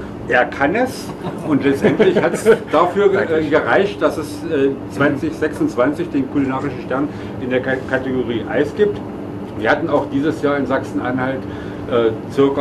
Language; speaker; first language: German; native; German